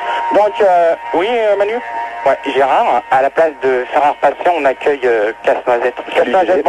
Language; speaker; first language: French; native; French